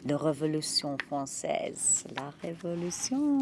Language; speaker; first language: French; non-native, fluent; English